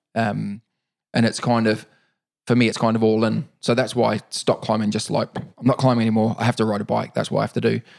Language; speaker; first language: English; native; English